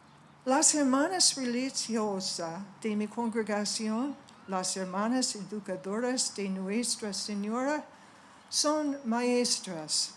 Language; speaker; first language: Spanish; non-native, fluent; English